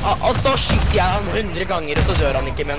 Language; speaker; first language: Norwegian; native; Norwegian